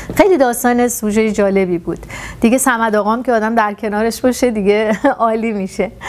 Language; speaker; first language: Persian; native; Persian